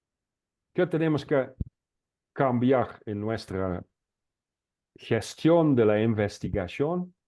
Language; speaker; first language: Spanish; non-native, fluent; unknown